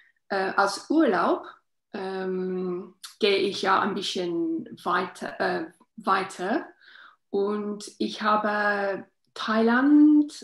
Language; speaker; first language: German; non-native, learner; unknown